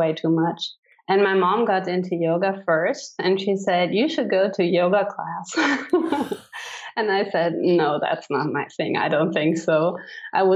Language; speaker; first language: English; non-native, fluent; German